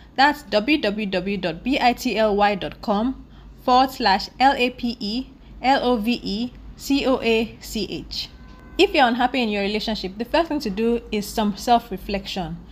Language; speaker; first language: English; non-native, local second language; Yoruba